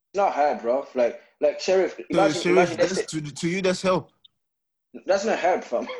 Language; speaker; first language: English; non-native, fluent; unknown